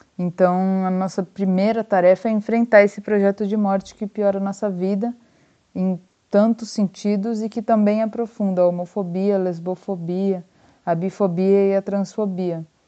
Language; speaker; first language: Portuguese; native; Portuguese